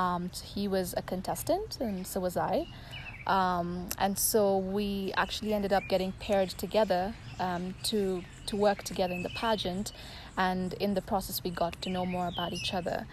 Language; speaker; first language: English; non-native, local second language; Tamil